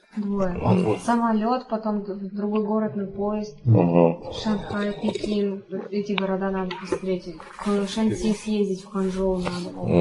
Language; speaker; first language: Russian; native; Russian